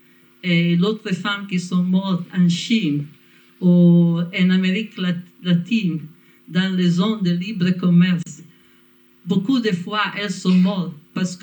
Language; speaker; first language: French; non-native, fluent; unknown